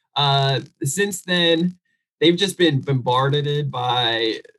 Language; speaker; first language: English; native; English